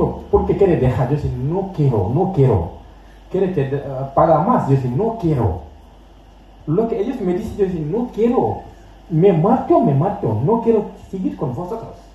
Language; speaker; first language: Spanish; non-native, learner; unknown